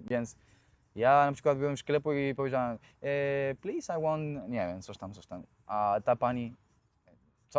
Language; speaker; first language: Polish; non-native, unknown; Spanish